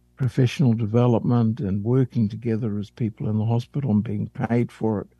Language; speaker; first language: English; native; English